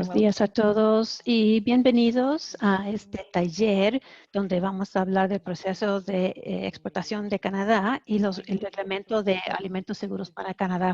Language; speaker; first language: Spanish; non-native, fluent; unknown